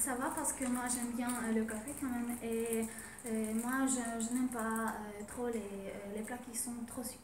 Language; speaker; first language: French; non-native, fluent; Ukrainian